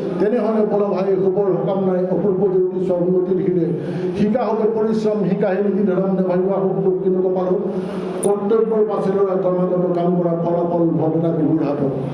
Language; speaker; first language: Assamese; non-native, local second language; Karbi